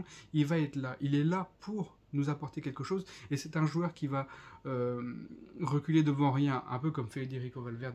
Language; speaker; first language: French; native; French